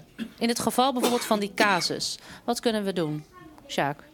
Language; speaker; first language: Dutch; native; Dutch